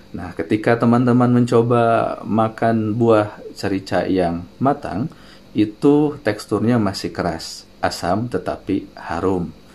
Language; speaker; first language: Indonesian; non-native, local second language; Sundanese